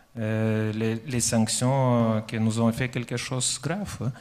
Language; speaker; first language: French; non-native, fluent; Lithuanian